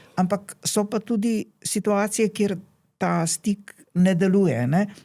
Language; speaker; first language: Slovenian; native; Slovenian